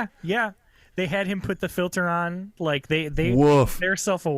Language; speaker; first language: English; native; English